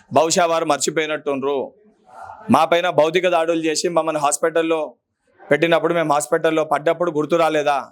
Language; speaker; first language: Telugu; native; Telugu